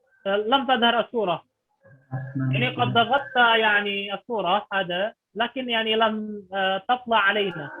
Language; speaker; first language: Arabic; non-native, fluent; Indonesian